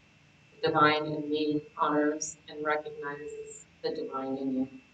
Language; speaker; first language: English; native; English